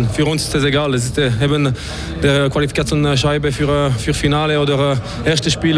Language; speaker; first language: German; non-native, local second language; French